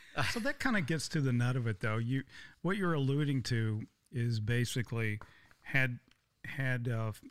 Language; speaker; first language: English; native; English